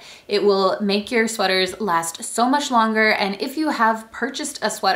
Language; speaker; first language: English; native; English